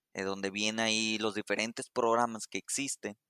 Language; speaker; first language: Spanish; native; Spanish